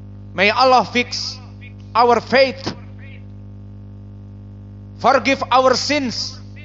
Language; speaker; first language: English; non-native, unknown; Indonesian